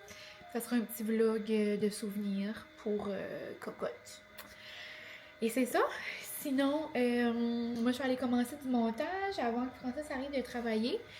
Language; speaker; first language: French; native; French